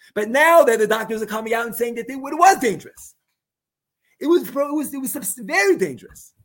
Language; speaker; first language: English; native; English